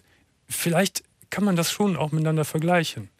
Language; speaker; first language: German; native; German